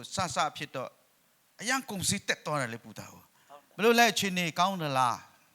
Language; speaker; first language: Burmese; non-native, local second language; Kachin